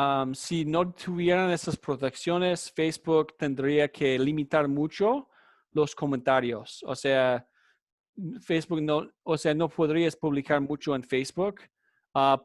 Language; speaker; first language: Spanish; non-native, fluent; English